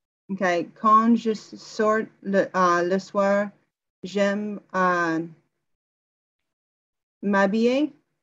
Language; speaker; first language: French; non-native, learner; English